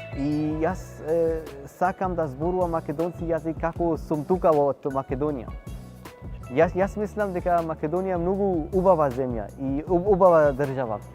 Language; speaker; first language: Macedonian; non-native, learner; Urdu